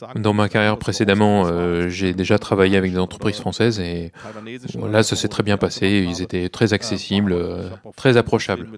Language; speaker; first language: French; non-native, fluent; German